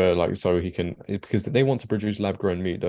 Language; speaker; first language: English; native; English